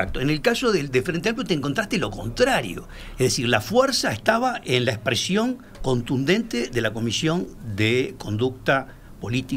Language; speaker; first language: Spanish; native; Spanish